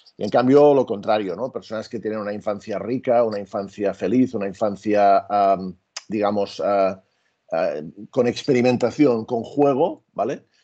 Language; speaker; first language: Spanish; native; Spanish